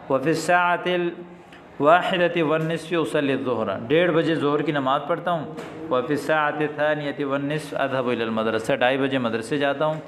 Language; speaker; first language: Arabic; non-native, fluent; Urdu